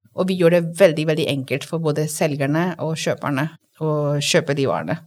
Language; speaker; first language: Norwegian; non-native, fluent; Hindi